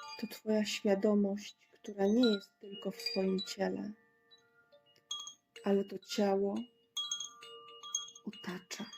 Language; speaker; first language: Polish; native; Polish